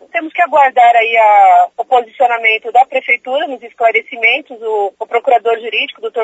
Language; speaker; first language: Portuguese; native; Portuguese